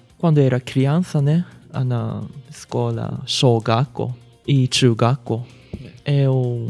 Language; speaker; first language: Portuguese; early bilingual, heritage; Japanese